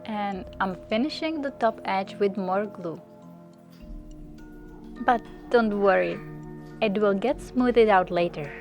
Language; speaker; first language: English; non-native, fluent; Czech